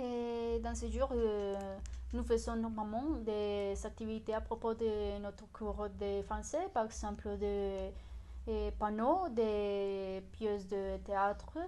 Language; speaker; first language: French; non-native, fluent; Spanish